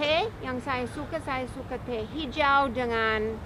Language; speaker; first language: Indonesian; non-native, fluent; English